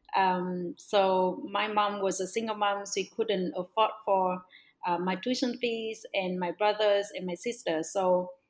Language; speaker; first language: English; non-native, fluent; Vietnamese